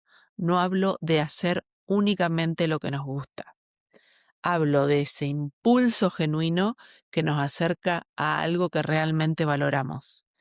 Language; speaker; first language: Spanish; native; Spanish